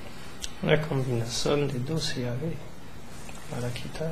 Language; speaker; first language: Spanish; non-native, learner; French